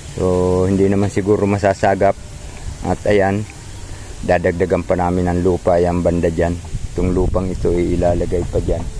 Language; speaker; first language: Filipino; native; Filipino